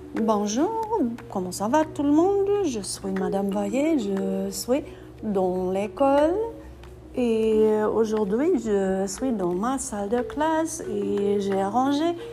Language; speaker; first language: French; non-native, fluent; English